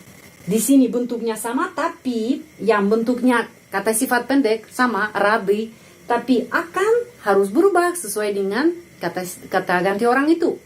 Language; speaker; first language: Indonesian; non-native, fluent; Russian